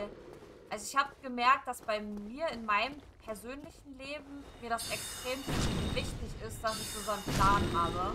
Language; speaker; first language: German; native; German